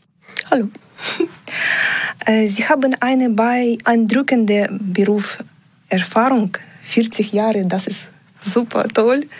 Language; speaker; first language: German; non-native, learner; Ukrainian